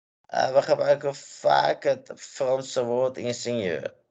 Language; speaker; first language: Dutch; non-native, fluent; English